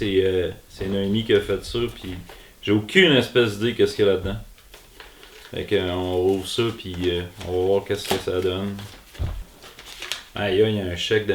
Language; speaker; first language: French; native; French